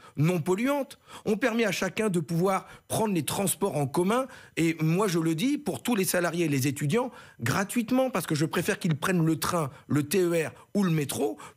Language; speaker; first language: French; native; French